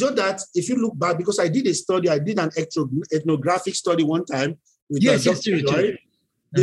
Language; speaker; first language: English; non-native, local second language; Yoruba